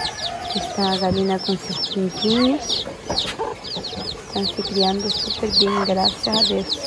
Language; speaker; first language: Spanish; non-native, learner; Portuguese